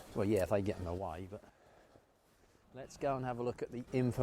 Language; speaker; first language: English; native; English